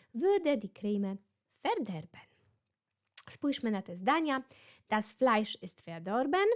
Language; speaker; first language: German; non-native, fluent; Polish